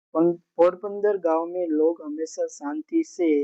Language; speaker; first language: Hindi; non-native, local second language; Gujarati